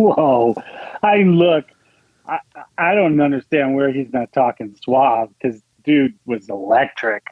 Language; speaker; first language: English; native; English